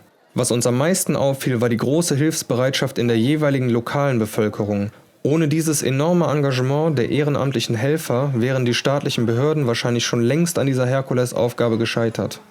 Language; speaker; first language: German; native; German